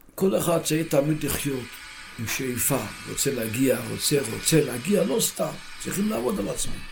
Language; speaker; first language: Hebrew; non-native, local second language; Yiddish